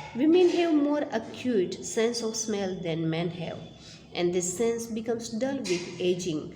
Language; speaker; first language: English; non-native, local second language; Gujarati